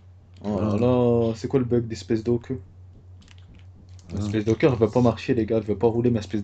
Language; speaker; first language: French; native; French